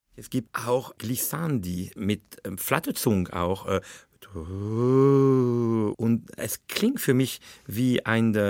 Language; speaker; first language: German; non-native, fluent; French